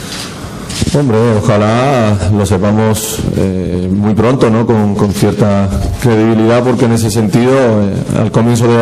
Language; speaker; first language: Spanish; native; Spanish